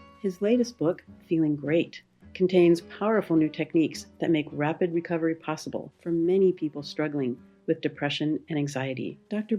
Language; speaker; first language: English; native; English